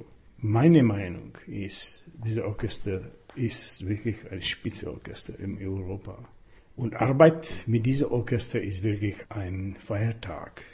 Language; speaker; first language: German; non-native, fluent; Slovak